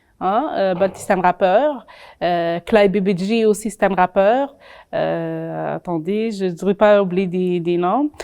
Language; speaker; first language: French; non-native, local second language; Arabic